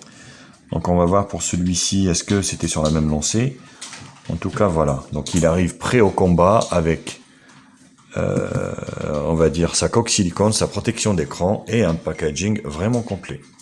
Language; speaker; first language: French; native; French